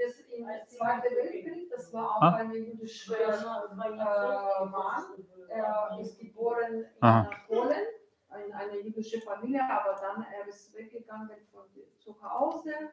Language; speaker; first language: German; non-native, learner; Russian